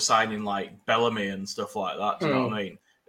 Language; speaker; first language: English; native; English